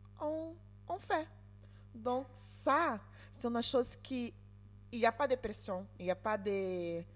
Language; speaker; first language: French; non-native, learner; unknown